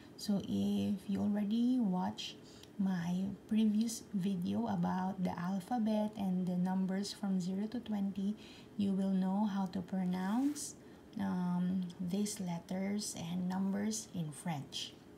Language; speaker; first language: English; non-native, local second language; Filipino